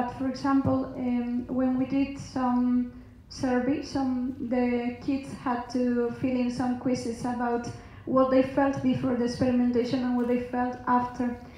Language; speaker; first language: English; non-native, fluent; Basque